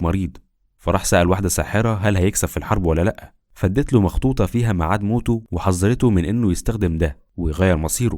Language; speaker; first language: Arabic; native; Arabic